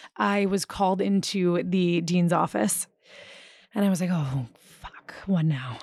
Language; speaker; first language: English; native; English